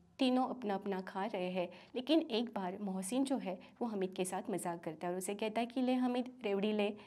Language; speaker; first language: Hindi; non-native, local second language; Marathi